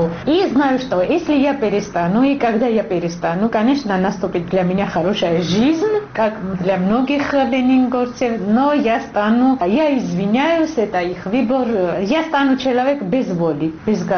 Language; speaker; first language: Russian; non-native, local second language; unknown